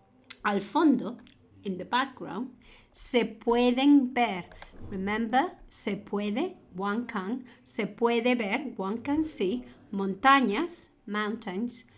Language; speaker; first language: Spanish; non-native, fluent; English